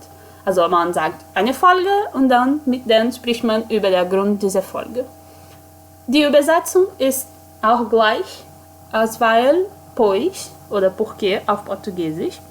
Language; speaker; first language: German; non-native, fluent; Portuguese